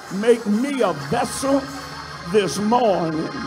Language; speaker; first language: English; native; English